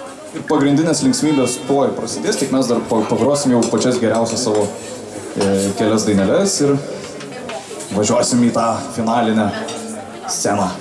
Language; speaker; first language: Lithuanian; native; Lithuanian